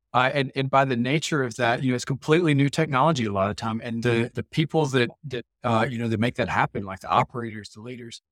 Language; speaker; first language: English; native; English